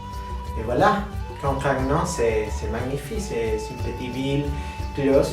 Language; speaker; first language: French; non-native, learner; Spanish